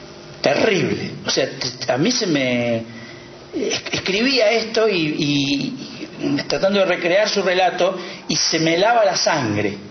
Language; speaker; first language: Spanish; native; Spanish